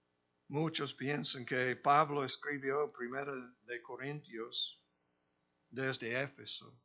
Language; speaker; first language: Spanish; non-native, fluent; English